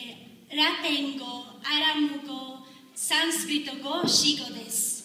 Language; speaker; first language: Japanese; non-native, learner; Spanish